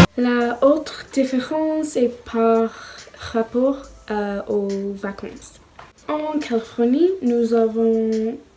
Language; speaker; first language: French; non-native, learner; English